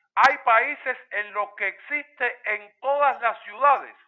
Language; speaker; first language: Spanish; native; Spanish